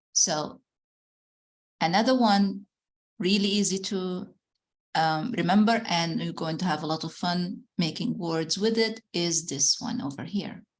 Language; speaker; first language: English; non-native, fluent; Arabic